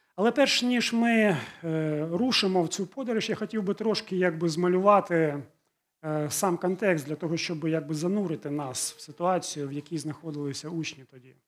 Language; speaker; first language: Ukrainian; non-native, local second language; Russian